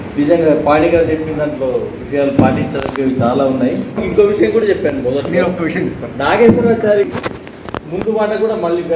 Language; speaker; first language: Telugu; native; Telugu